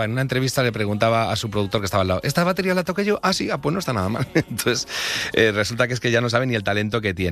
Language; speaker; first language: Spanish; native; Spanish